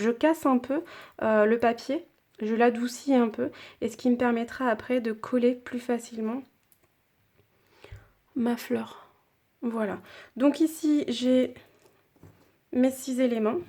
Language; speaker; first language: French; native; French